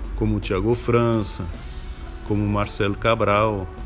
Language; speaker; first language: Portuguese; non-native, fluent; French